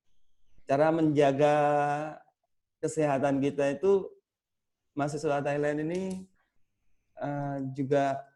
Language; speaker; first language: Indonesian; non-native, fluent; Thai